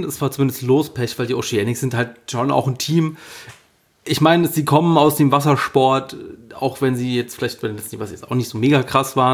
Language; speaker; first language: German; native; German